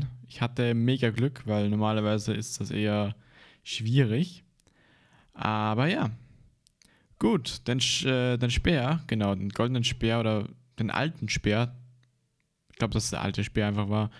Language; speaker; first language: German; native; German